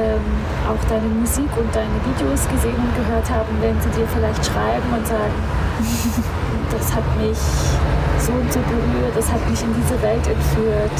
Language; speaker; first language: German; native; German